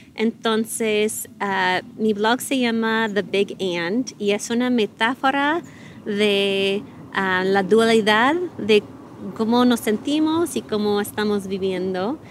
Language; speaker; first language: Spanish; non-native, fluent; English